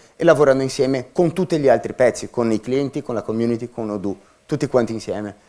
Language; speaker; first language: Italian; non-native, fluent; Portuguese